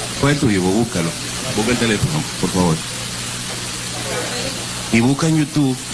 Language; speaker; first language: Spanish; native; Spanish